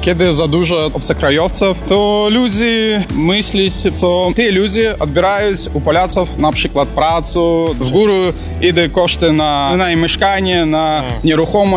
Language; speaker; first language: Polish; non-native, learner; Belarusian